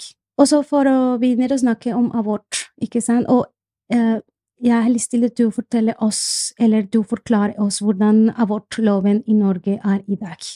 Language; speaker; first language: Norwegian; non-native, fluent; Spanish